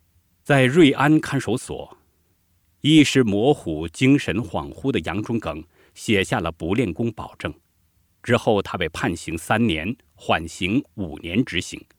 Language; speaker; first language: Chinese; native; Chinese